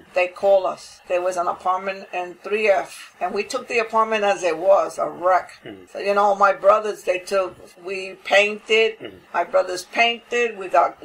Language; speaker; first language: English; native; English